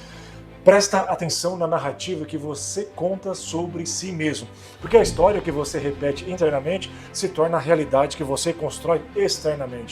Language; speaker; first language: Portuguese; native; Portuguese